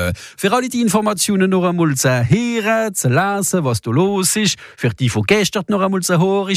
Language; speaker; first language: German; non-native, local second language; French